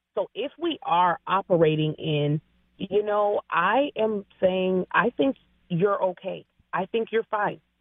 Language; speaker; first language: English; native; English